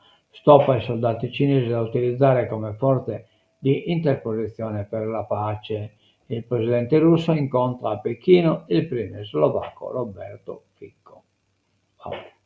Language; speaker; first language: Italian; non-native, local second language; Sardinian